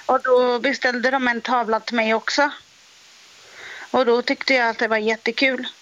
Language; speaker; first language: Swedish; non-native, local second language; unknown